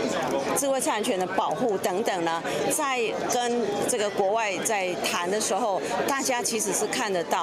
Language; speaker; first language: Chinese; native; Chinese